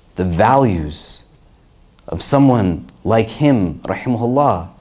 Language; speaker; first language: English; native; English